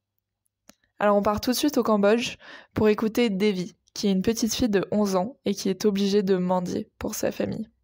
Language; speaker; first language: French; native; French